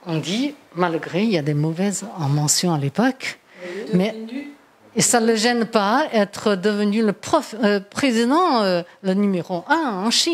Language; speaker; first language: French; non-native, fluent; Chinese